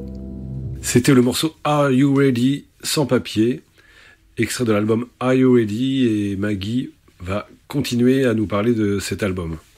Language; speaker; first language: French; native; French